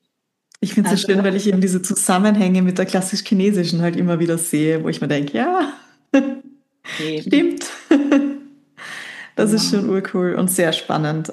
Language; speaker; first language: German; native; German